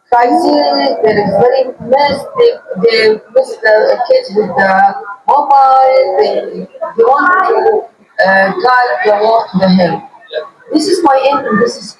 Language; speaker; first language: English; non-native, learner; Arabic